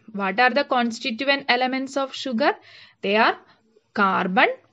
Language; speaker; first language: English; non-native, local second language; Malayalam